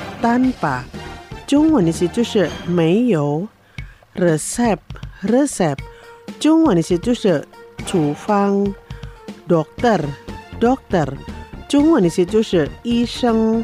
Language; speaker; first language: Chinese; non-native, learner; Indonesian